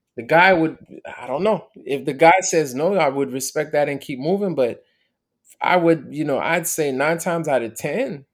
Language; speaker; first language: English; native; English